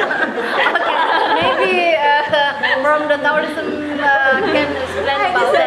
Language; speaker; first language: English; non-native, learner; Indonesian